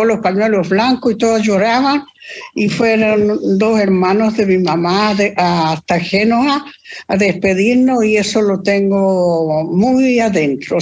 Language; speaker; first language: Spanish; early bilingual, other home language; Italian